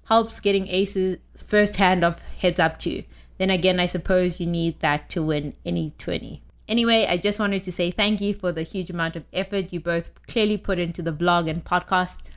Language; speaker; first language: English; native; English